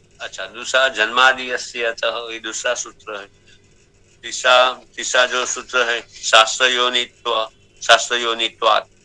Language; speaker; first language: Hindi; non-native, local second language; Gujarati